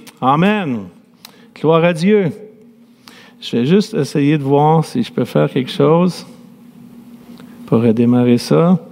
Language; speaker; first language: French; native; French